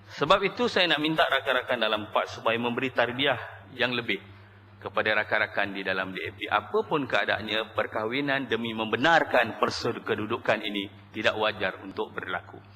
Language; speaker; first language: Malay; native; Malay